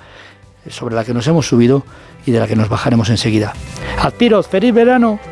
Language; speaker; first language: Spanish; native; Spanish